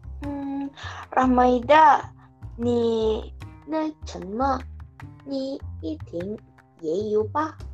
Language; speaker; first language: Chinese; non-native, learner; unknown